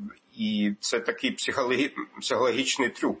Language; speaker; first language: Ukrainian; non-native, fluent; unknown